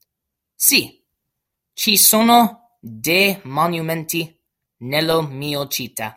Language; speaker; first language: Italian; non-native, learner; English